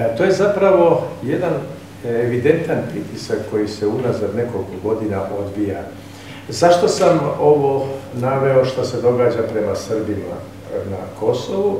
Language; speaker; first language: Serbian; non-native, local second language; Albanian